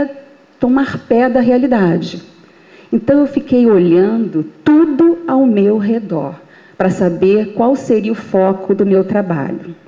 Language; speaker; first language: Portuguese; native; Portuguese